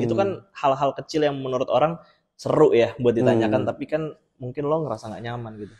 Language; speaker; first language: Indonesian; native; Indonesian